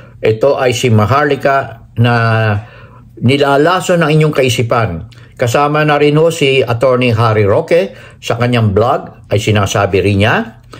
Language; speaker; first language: Filipino; native; Filipino